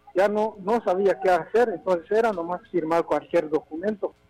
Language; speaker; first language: Spanish; non-native, local second language; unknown